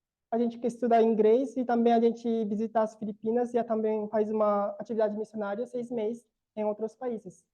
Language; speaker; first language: Portuguese; non-native, learner; Korean